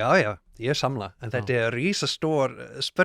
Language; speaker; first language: Icelandic; non-native, learner; English